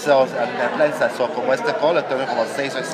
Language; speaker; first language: Spanish; non-native, learner; English